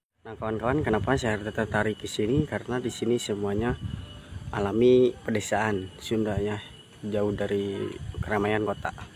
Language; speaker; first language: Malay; non-native, local second language; Sundanese